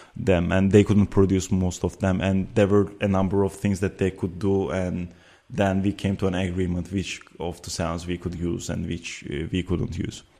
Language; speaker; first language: English; non-native, fluent; Turkish